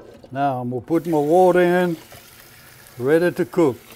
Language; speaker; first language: English; early bilingual, other home language; French